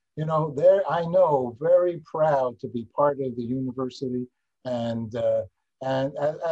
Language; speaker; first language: English; native; English